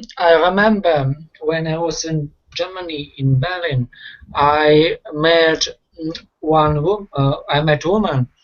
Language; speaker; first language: English; non-native, learner; Russian